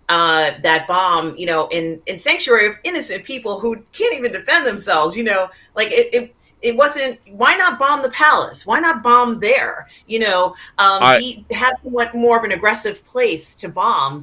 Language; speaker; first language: English; native; English